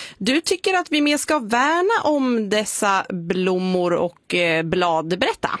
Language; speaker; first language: Swedish; native; Swedish